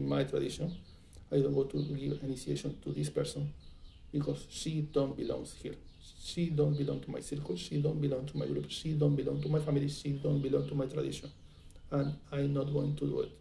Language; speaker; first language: English; non-native, fluent; Spanish